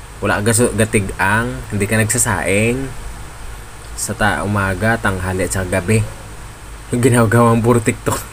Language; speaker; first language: Filipino; non-native, local second language; Hiligaynon